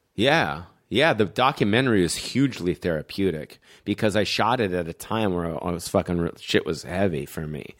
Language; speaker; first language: English; native; English